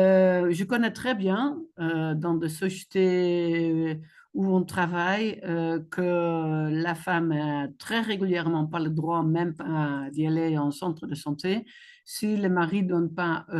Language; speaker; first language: French; non-native, fluent; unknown